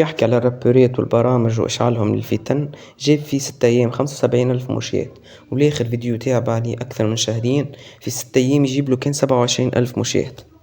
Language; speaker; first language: Arabic; native; Arabic